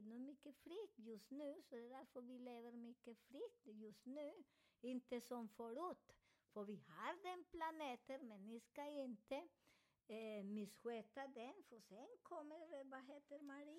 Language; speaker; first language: Swedish; non-native, learner; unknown